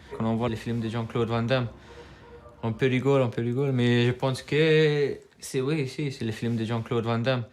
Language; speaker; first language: French; non-native, fluent; English